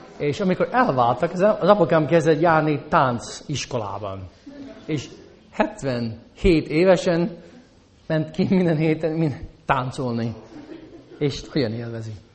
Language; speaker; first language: Hungarian; non-native, fluent; English